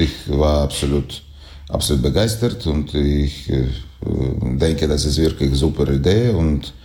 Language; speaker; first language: German; non-native, learner; Ukrainian